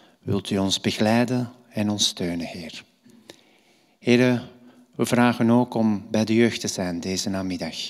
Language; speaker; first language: Dutch; native; Dutch